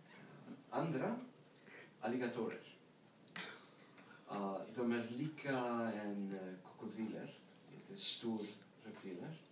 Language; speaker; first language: Swedish; non-native, learner; English